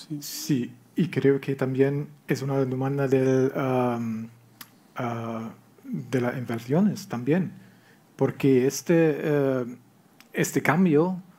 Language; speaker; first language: Spanish; non-native, learner; German